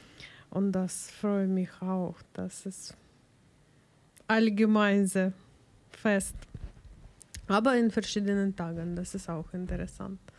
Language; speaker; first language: German; non-native, learner; Ukrainian